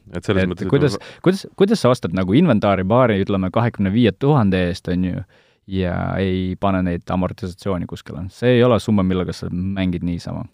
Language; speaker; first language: Estonian; non-native, local second language; Russian